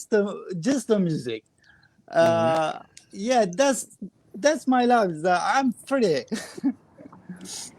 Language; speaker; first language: English; non-native, learner; Kurdish